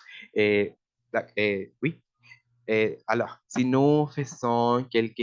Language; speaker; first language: French; non-native, learner; Spanish